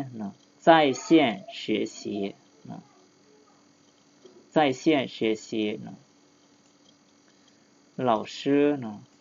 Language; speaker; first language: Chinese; non-native, fluent; Lao